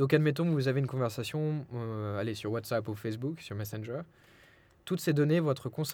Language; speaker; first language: French; non-native, fluent; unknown